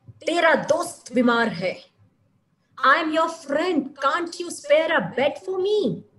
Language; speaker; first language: English; non-native, local second language; Malayalam